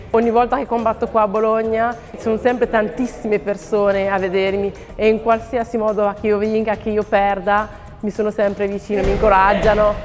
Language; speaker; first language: Italian; early bilingual, other home language; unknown